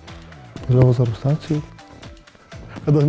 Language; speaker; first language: Spanish; non-native, fluent; Serbian